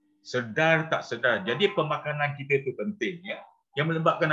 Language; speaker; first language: Malay; native; Malay